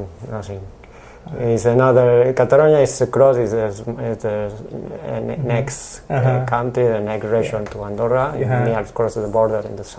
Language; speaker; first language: English; non-native, learner; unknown